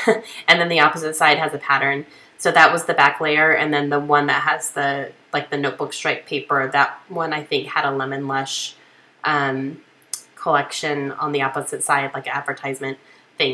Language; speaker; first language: English; native; English